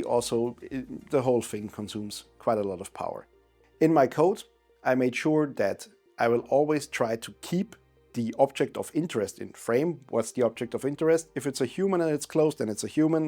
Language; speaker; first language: English; non-native, fluent; German